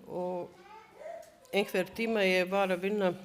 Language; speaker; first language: Icelandic; non-native, learner; Latvian